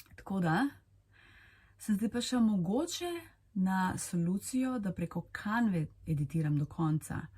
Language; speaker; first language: Slovenian; early bilingual, other home language; Serbian